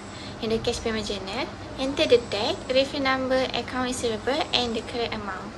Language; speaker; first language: English; non-native, local second language; Malay